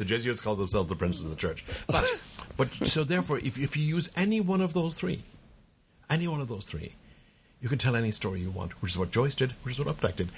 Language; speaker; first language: English; native; English